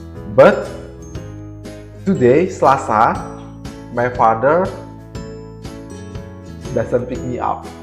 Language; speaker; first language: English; non-native, learner; Indonesian